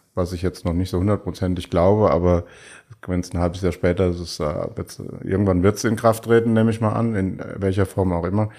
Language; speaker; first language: German; native; German